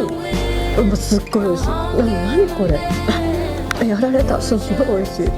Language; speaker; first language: Japanese; native; Japanese